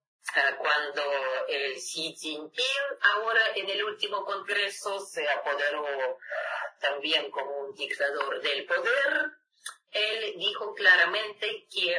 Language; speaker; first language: Spanish; non-native, fluent; Russian